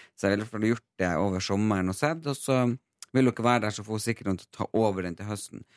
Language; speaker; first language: Norwegian; native; Norwegian